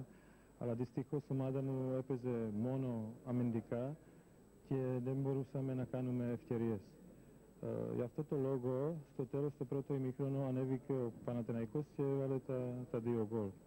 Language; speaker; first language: Greek; non-native, fluent; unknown